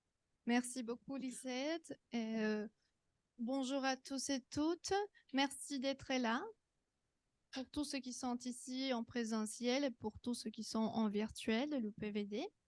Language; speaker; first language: French; non-native, fluent; Spanish